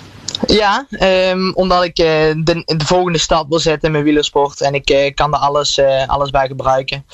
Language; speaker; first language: Dutch; native; Dutch